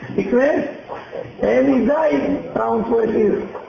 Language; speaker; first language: English; non-native, learner; Hebrew